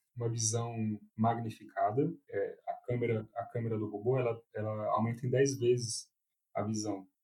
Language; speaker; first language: Portuguese; native; Portuguese